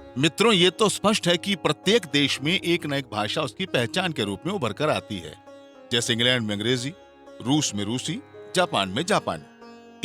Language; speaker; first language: Hindi; native; Hindi